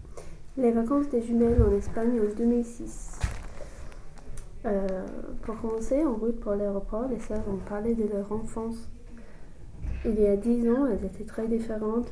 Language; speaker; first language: French; non-native, learner; English